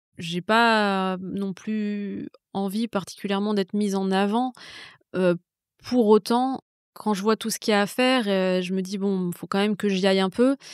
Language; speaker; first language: French; native; French